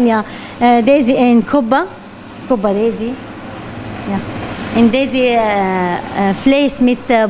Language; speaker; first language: Dutch; non-native, learner; Arabic